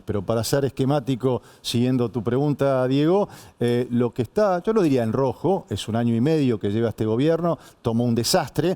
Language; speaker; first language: Spanish; native; Spanish